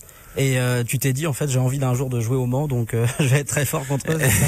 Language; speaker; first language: French; native; French